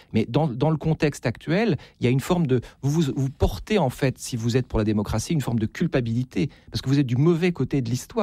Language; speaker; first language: French; native; French